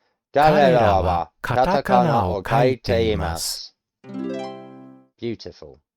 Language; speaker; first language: Japanese; non-native, learner; English